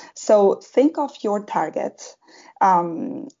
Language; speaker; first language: English; non-native, fluent; Spanish